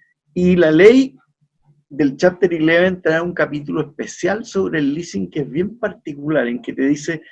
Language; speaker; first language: Spanish; native; Spanish